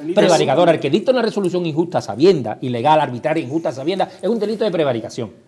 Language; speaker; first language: Spanish; native; Spanish